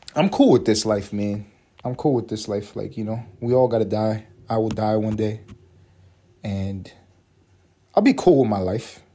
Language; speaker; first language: English; native; English